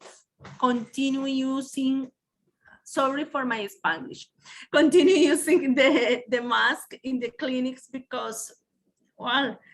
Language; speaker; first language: English; non-native, learner; Spanish